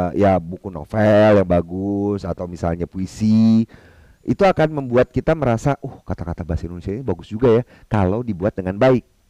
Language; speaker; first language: Indonesian; non-native, local second language; Minangkabau